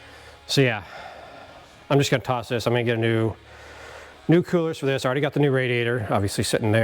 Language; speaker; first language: English; native; English